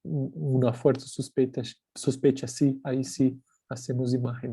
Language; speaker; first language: Spanish; non-native, fluent; Portuguese